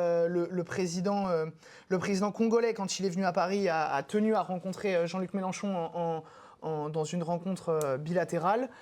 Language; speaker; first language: French; native; French